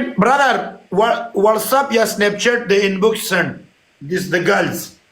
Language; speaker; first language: English; non-native, learner; Pashto